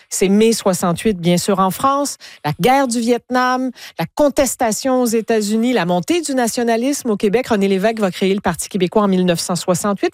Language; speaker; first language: French; native; French